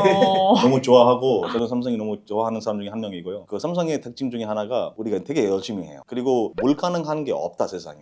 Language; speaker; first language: Korean; non-native, fluent; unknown